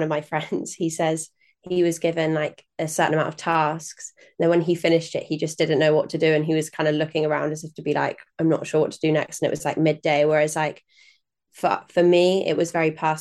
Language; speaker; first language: English; native; English